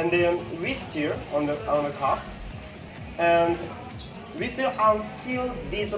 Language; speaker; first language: English; non-native, learner; Indonesian